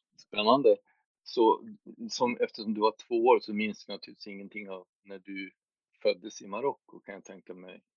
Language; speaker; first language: Swedish; native; Swedish